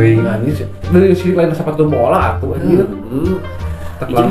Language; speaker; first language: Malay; non-native, local second language; Sundanese